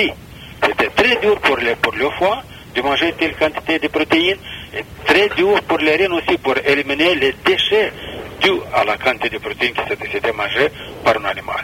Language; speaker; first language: French; non-native, fluent; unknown